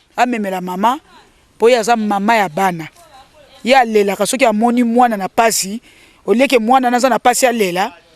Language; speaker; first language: Lingala; native; Lingala